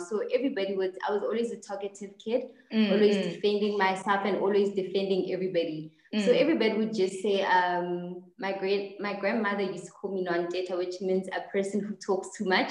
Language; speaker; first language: English; non-native, local second language; Tswana